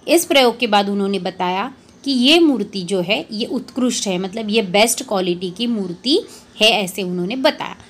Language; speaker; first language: Hindi; non-native, local second language; Marathi